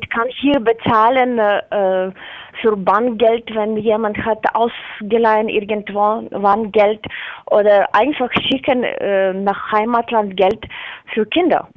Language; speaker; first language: German; non-native, learner; Latvian